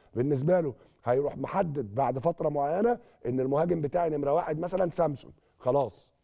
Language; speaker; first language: Arabic; native; Arabic